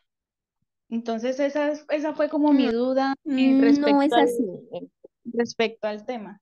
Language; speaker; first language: Spanish; native; Spanish